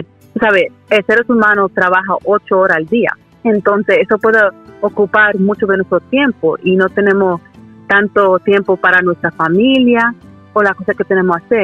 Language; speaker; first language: Spanish; early bilingual, heritage; Spanish